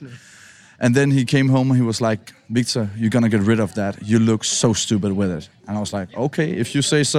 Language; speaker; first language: English; non-native, fluent; Danish